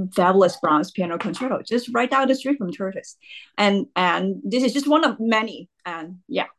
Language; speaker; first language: English; non-native, local second language; Cantonese